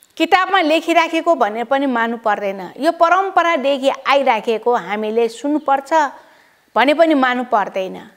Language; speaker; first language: Nepali; non-native, local second language; Newari